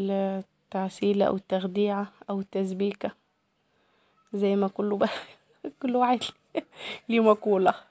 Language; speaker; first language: Arabic; native; Arabic